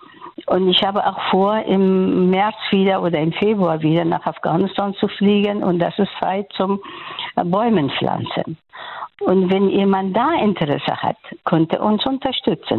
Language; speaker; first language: German; non-native, learner; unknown